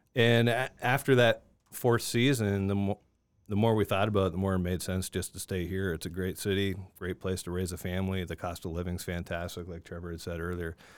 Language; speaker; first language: English; native; English